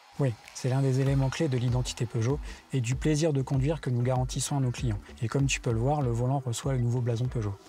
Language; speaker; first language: French; native; French